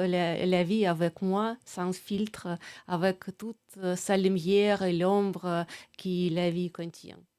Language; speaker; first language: French; non-native, fluent; Russian